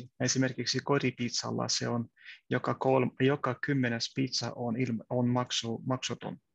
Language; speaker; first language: Finnish; non-native, learner; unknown